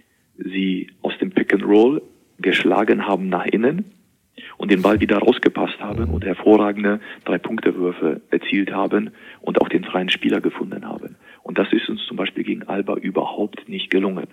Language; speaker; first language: German; native; German